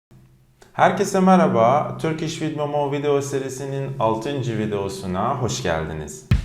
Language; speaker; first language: Turkish; non-native, fluent; Persian